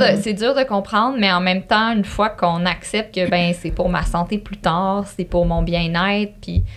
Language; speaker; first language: French; native; French